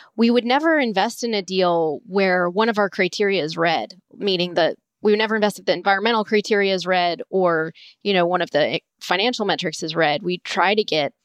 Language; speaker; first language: English; native; English